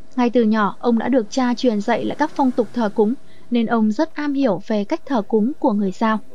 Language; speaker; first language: Vietnamese; native; Vietnamese